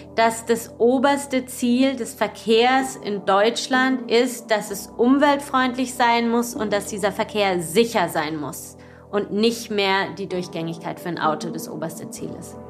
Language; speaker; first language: German; native; German